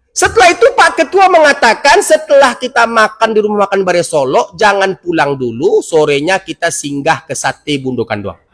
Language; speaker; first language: Indonesian; non-native, local second language; Minangkabau